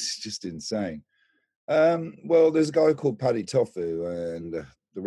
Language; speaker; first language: English; native; English